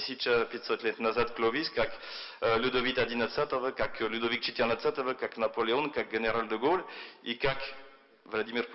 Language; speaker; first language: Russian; non-native, fluent; French